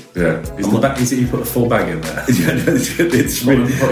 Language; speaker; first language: English; native; English